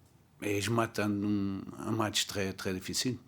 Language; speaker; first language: French; non-native, learner; Portuguese